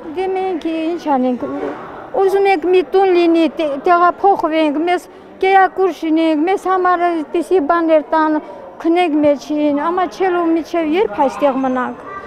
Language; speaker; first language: Armenian; native; Armenian